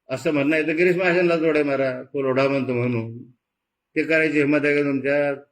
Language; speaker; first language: Marathi; native; Marathi